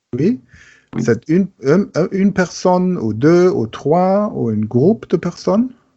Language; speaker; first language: French; non-native, learner; German